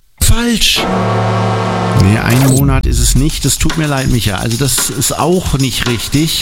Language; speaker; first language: German; native; German